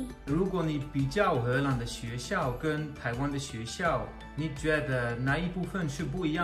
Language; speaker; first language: Chinese; non-native, fluent; Dutch